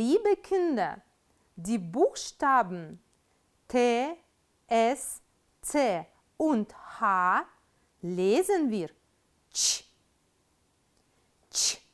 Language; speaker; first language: German; non-native, fluent; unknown